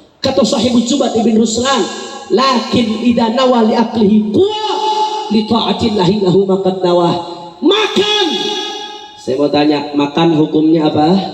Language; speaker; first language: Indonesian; native; Indonesian